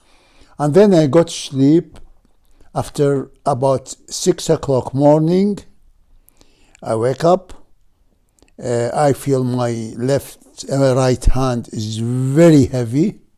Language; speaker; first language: English; non-native, fluent; Arabic